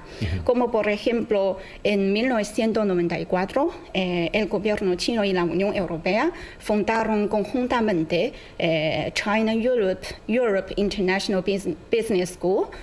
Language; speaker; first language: Spanish; non-native, fluent; Chinese